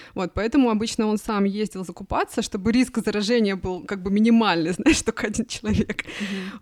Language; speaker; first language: Russian; native; Russian